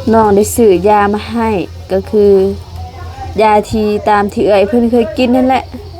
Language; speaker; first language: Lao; native; Lao